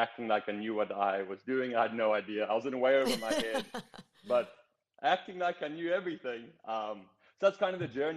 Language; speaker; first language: English; native; English